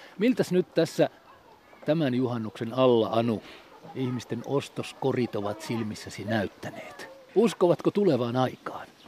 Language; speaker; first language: Finnish; native; Finnish